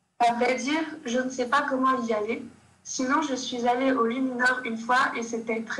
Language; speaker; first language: French; non-native, learner; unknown